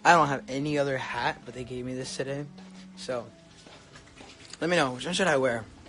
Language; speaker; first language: English; early bilingual, other home language; Spanish